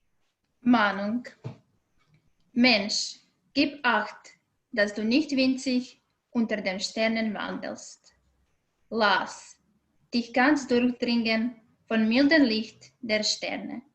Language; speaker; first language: German; non-native, learner; Croatian